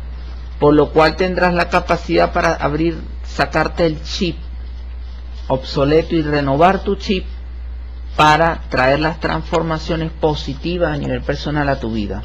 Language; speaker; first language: Spanish; native; Spanish